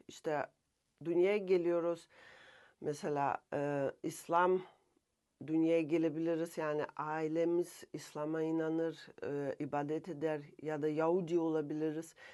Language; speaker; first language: Turkish; non-native, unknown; Russian